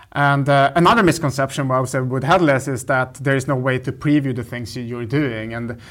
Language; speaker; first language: English; non-native, fluent; Swedish